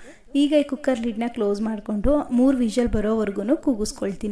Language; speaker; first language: Kannada; native; Kannada